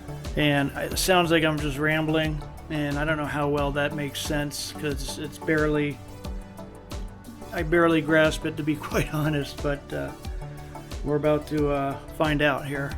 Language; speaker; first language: English; native; English